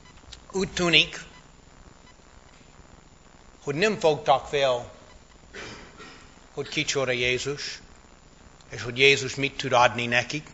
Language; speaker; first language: Hungarian; non-native, fluent; English